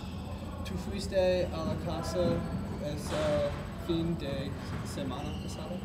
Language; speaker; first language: Spanish; non-native, learner; English